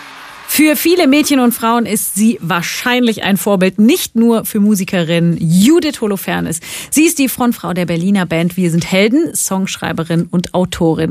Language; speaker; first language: German; native; German